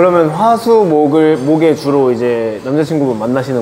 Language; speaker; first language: Korean; native; Korean